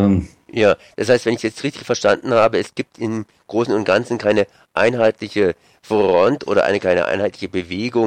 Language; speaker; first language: German; native; German